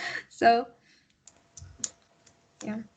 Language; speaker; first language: English; non-native, learner; Russian